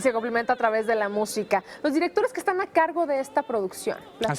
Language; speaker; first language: Spanish; native; Spanish